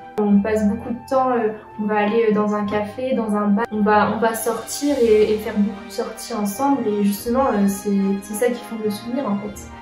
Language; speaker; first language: French; native; French